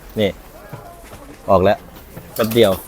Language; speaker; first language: Thai; native; Thai